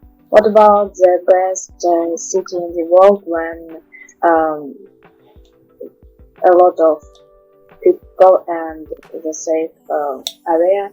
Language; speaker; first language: English; non-native, learner; Russian